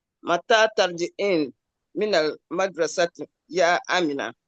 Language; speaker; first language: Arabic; non-native, learner; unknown